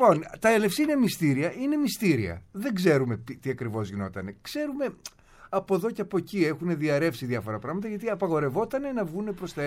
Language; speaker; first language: Greek; native; Greek